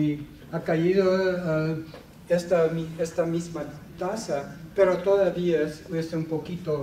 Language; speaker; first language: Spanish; non-native, fluent; English